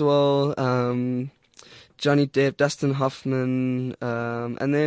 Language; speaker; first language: English; native; English